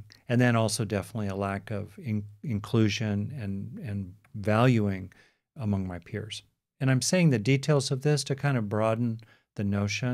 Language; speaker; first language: English; native; English